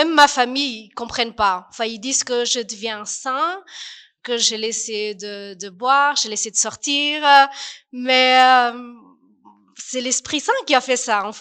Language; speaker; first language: French; non-native, fluent; Portuguese